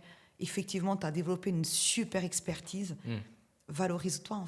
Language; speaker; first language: French; native; French